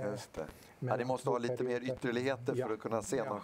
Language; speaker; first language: Swedish; native; Swedish